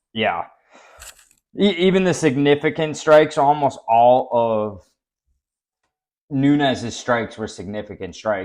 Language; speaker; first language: English; native; English